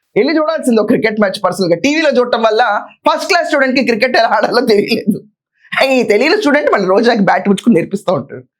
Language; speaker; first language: Telugu; native; Telugu